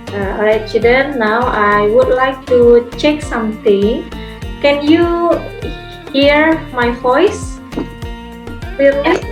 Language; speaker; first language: English; non-native, fluent; Indonesian